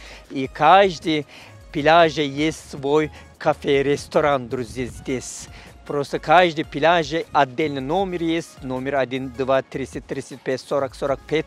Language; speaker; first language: Russian; non-native, learner; Turkish